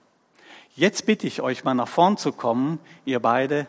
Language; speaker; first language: German; native; German